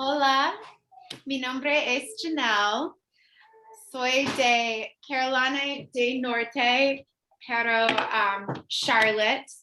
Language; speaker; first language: Spanish; non-native, learner; English